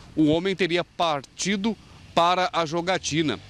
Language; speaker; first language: Portuguese; native; Portuguese